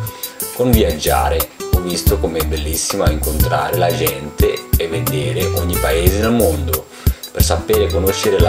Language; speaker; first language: Italian; non-native, learner; Dutch